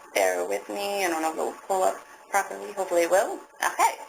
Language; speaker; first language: English; native; English